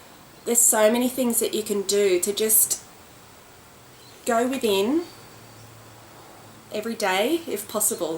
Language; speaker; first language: English; native; English